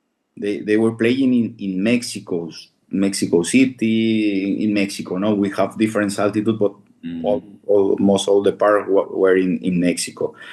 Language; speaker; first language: English; non-native, fluent; Spanish